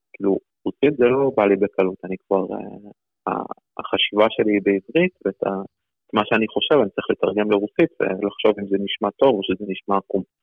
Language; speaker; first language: Hebrew; early bilingual, other home language; Russian